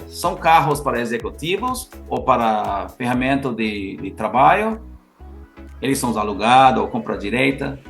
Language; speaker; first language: Portuguese; non-native, learner; English